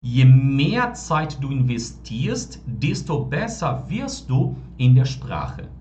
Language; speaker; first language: German; non-native, fluent; Portuguese